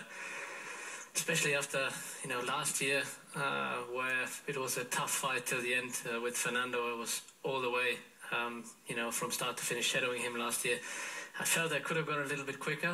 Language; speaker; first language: English; non-native, fluent; German